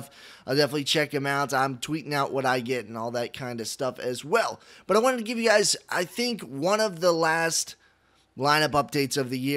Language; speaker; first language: English; native; English